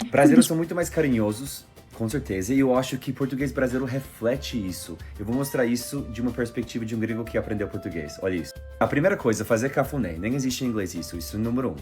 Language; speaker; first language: Portuguese; non-native, fluent; English